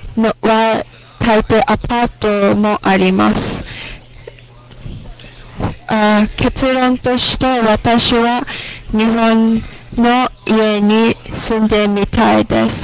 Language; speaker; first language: Japanese; non-native, learner; English